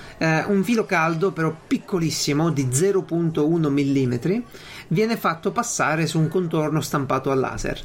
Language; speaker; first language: Italian; native; Italian